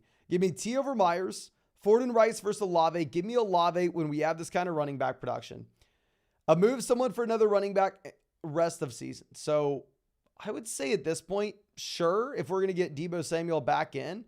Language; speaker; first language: English; native; English